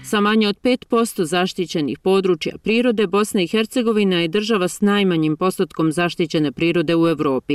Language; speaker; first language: Croatian; native; Croatian